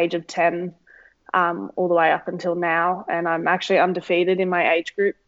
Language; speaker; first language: English; native; English